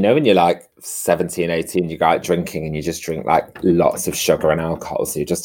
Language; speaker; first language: English; native; English